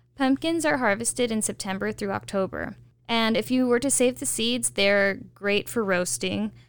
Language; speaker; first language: English; native; English